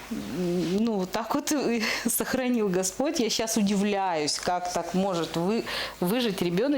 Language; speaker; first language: Russian; native; Russian